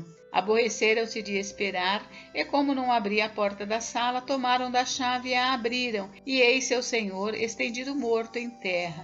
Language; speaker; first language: Portuguese; native; Portuguese